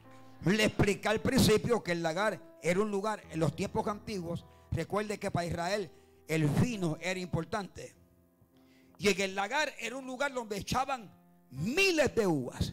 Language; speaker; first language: Spanish; native; Spanish